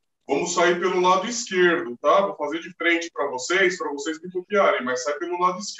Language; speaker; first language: Portuguese; native; Portuguese